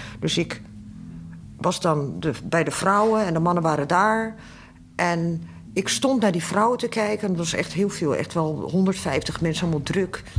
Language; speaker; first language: Dutch; early bilingual, other home language; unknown